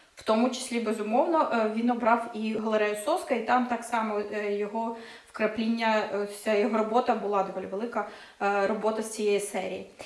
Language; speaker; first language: Ukrainian; non-native, local second language; Russian